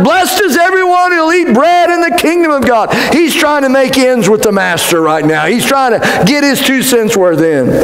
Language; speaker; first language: English; native; English